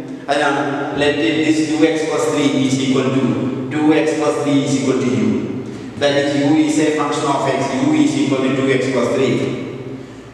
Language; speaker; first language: English; non-native, local second language; Malayalam